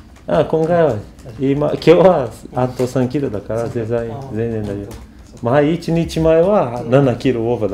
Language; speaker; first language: Japanese; non-native, learner; Portuguese